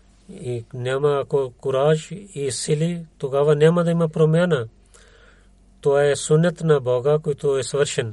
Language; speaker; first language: Bulgarian; non-native, learner; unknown